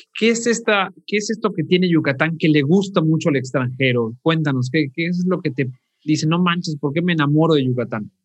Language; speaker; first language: Spanish; native; Spanish